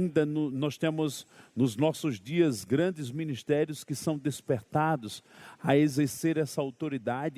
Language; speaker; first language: Portuguese; native; Portuguese